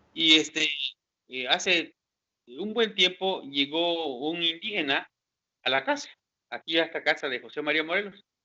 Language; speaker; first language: Spanish; native; Spanish